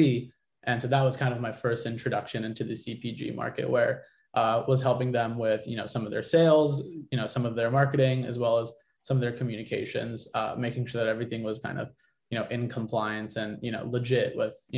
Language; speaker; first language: English; native; English